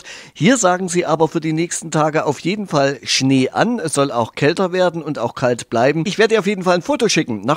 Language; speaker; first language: German; native; German